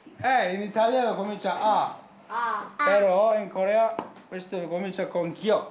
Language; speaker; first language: Italian; non-native, learner; Korean